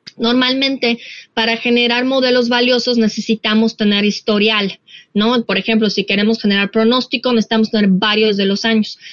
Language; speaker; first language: Spanish; non-native, fluent; Russian